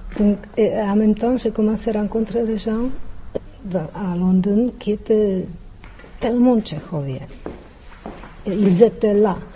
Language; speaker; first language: French; non-native, fluent; Czech